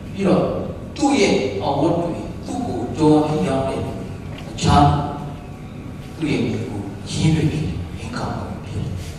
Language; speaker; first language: Burmese; non-native, local second language; Tedim Chin